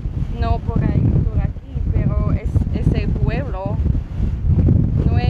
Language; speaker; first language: Spanish; non-native, learner; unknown